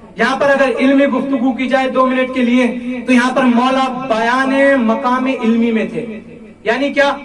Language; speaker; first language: Urdu; native; Urdu